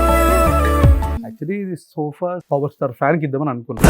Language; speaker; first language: Telugu; native; Telugu